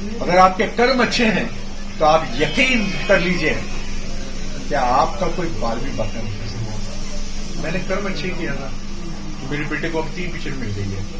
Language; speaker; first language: Hindi; native; Hindi